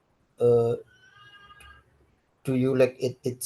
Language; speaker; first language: English; non-native, learner; Indonesian